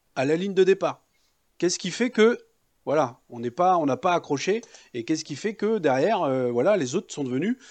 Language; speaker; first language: French; native; French